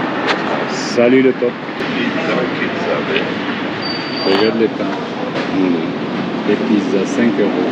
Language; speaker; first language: French; non-native, fluent; Turkish